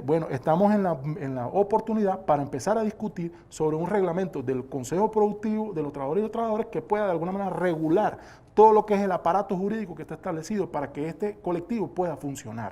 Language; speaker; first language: Spanish; native; Spanish